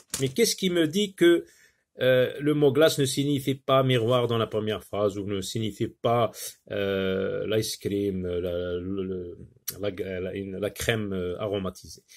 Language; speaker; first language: French; non-native, local second language; Arabic